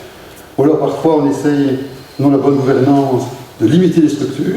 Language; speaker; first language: French; native; French